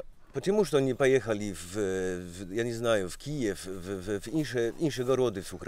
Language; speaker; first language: Russian; non-native, learner; Polish